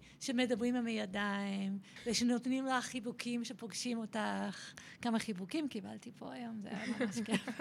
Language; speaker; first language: Hebrew; non-native, fluent; English